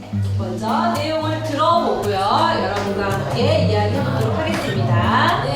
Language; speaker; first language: Korean; native; Korean